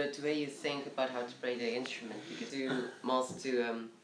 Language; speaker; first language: English; early bilingual, other home language; Indonesian